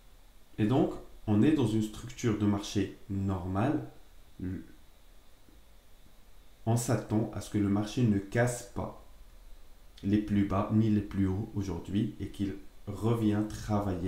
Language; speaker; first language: French; native; French